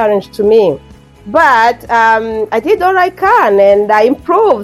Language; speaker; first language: English; non-native, local second language; Kinyarwanda